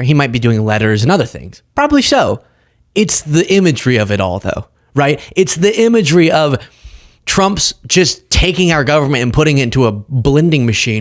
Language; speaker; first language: English; native; English